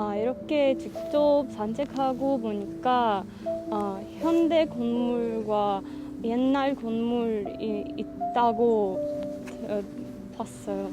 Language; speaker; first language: Korean; non-native, learner; Russian